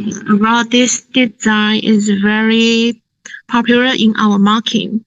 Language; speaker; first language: English; non-native, learner; Thai